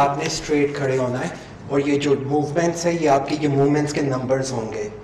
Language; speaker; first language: Urdu; non-native, local second language; Punjabi